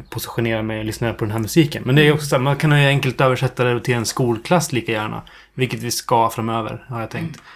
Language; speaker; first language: Swedish; native; Swedish